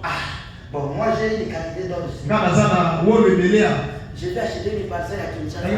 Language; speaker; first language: French; non-native, local second language; Lingala